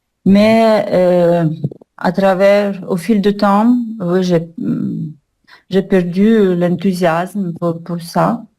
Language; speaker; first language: French; non-native, learner; Russian